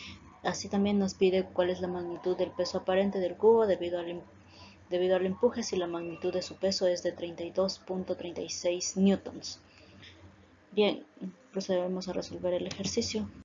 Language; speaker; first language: Spanish; native; Spanish